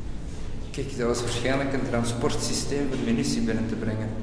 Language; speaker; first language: Dutch; native; Dutch